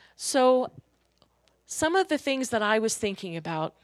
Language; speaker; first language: English; native; English